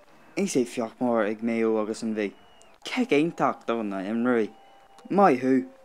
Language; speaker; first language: Irish; non-native, local second language; English